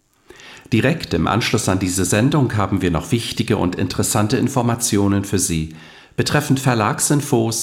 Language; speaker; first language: German; native; German